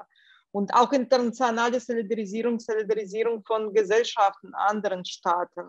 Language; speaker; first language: German; non-native, fluent; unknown